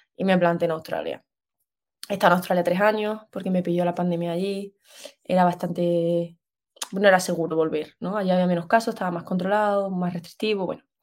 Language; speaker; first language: Spanish; native; Spanish